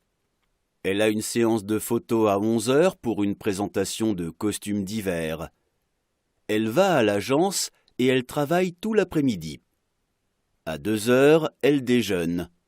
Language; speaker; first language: French; non-native, fluent; Arabic